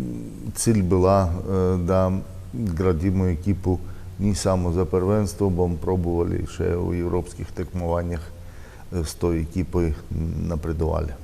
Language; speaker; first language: Slovenian; non-native, learner; Russian